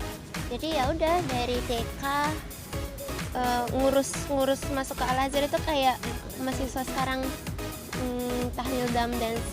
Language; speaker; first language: Indonesian; early bilingual, heritage; Indonesian